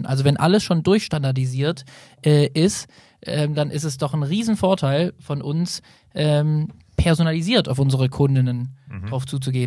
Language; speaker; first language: German; native; German